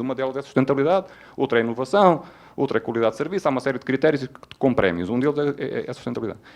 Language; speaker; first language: Portuguese; native; Portuguese